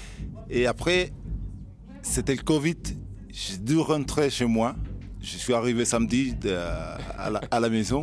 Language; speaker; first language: French; non-native, learner; Spanish